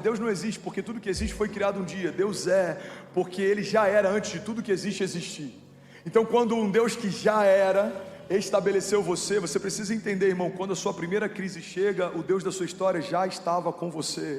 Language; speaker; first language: Portuguese; native; Portuguese